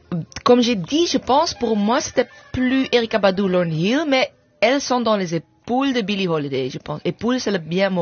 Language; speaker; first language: French; non-native, fluent; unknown